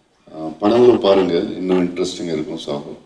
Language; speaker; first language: Tamil; non-native, learner; Telugu